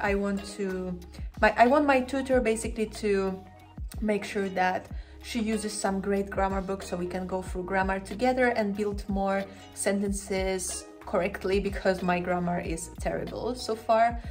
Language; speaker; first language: English; non-native, fluent; Polish